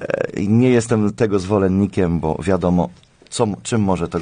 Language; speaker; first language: Polish; native; Polish